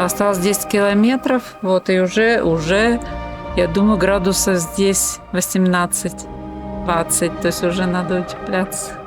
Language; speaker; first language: Russian; native; Russian